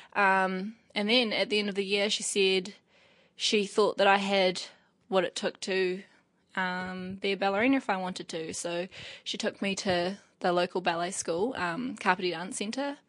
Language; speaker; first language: English; native; English